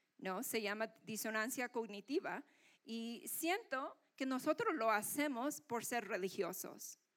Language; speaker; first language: Spanish; non-native, fluent; Korean